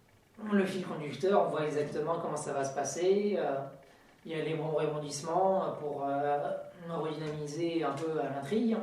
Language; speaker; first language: French; native; French